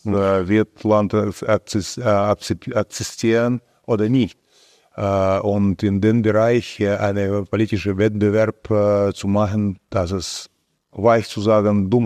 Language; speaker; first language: German; non-native, fluent; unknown